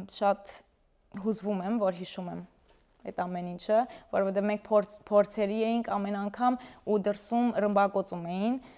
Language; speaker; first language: Armenian; early bilingual, heritage; Armenian